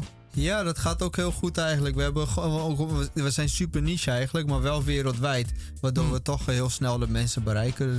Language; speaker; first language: Dutch; native; Dutch